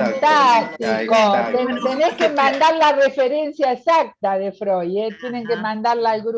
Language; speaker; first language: Spanish; native; Spanish